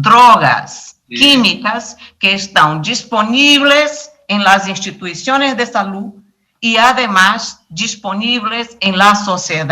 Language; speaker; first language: Spanish; non-native, learner; Portuguese